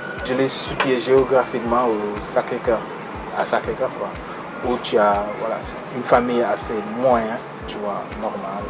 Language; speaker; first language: French; non-native, local second language; Wolof